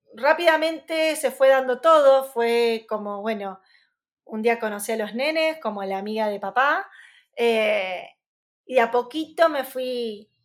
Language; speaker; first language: Spanish; native; Spanish